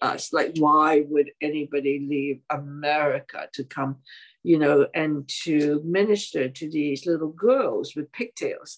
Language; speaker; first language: English; non-native, local second language; Cantonese